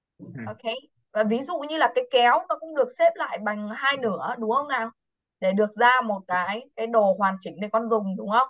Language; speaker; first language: Vietnamese; native; Vietnamese